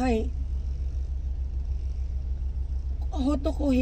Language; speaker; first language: Japanese; non-native, learner; Filipino